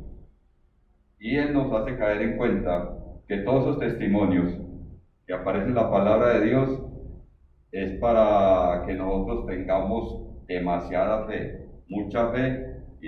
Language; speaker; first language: Spanish; native; Spanish